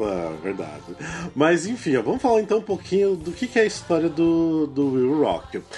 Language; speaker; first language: Portuguese; native; Portuguese